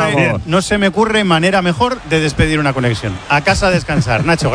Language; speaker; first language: Spanish; native; Spanish